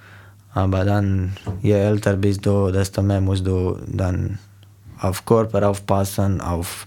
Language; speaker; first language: German; non-native, fluent; Slovenian